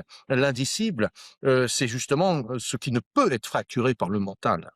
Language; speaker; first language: French; native; French